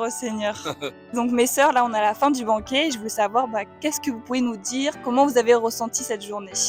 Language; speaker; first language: French; native; French